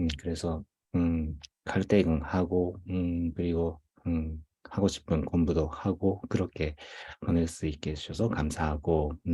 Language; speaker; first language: Korean; non-native, fluent; Japanese